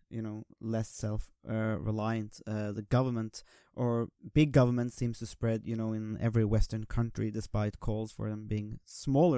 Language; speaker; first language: English; non-native, fluent; Norwegian